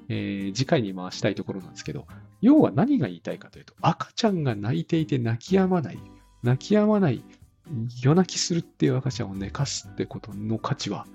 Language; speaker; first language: Japanese; native; Japanese